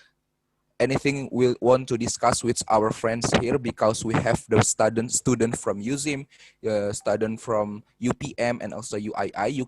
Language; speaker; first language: English; non-native, fluent; Indonesian